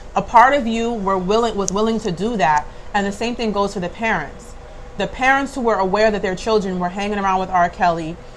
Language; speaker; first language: English; native; English